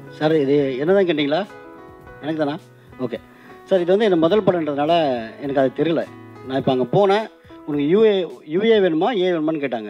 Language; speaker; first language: Tamil; native; Tamil